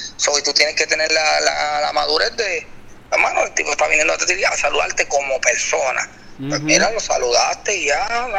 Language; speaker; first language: Spanish; native; Spanish